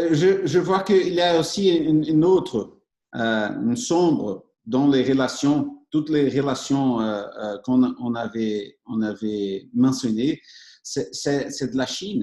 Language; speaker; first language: French; non-native, fluent; Portuguese